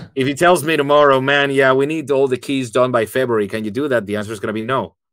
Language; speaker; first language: English; non-native, fluent; Spanish